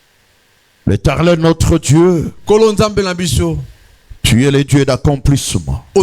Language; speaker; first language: French; non-native, local second language; Lingala